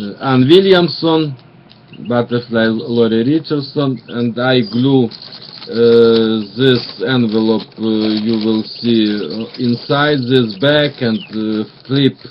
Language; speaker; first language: English; non-native, learner; Russian